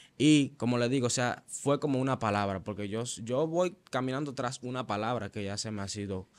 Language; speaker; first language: Spanish; native; Spanish